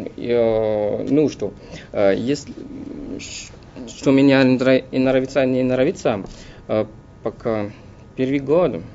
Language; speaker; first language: Russian; non-native, learner; French